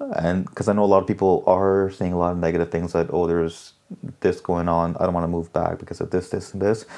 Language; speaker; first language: English; early bilingual, other home language; Hindi